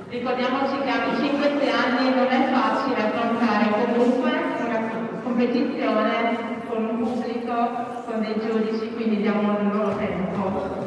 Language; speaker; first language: Italian; native; Italian